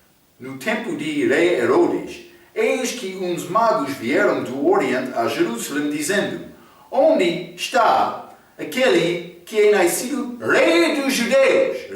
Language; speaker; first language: Portuguese; non-native, fluent; English